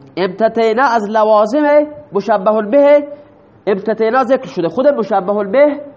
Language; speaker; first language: Persian; non-native, local second language; Baluchi